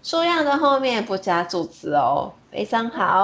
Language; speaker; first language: Chinese; non-native, fluent; Japanese